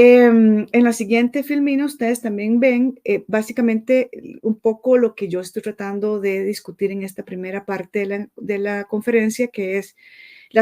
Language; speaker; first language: Spanish; native; Spanish